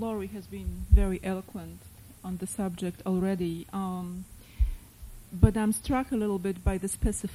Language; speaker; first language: English; non-native, fluent; Polish